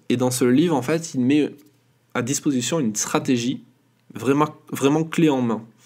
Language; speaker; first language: French; native; French